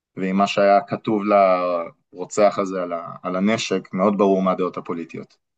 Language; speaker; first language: Hebrew; non-native, fluent; English